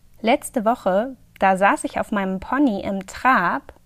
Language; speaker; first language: German; native; German